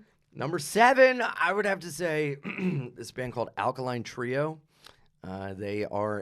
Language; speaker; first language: English; native; English